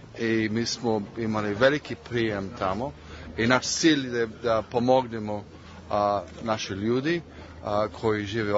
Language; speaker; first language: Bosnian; non-native, learner; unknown